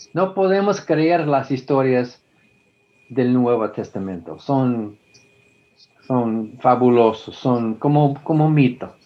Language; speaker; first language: Spanish; non-native, fluent; English